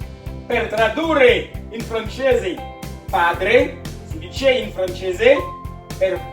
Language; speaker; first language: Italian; non-native, learner; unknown